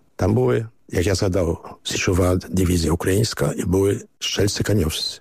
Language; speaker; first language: Ukrainian; early bilingual, heritage; Ukrainian